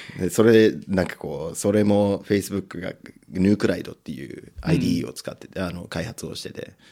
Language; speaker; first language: Japanese; non-native, fluent; English